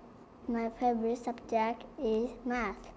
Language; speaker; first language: English; non-native, learner; Vietnamese